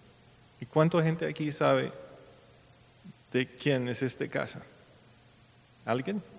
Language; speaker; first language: Spanish; non-native, fluent; English